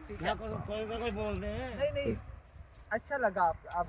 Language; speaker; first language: Hindi; non-native, local second language; Malayalam